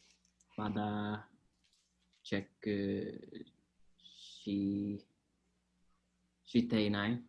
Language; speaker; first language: Japanese; non-native, learner; English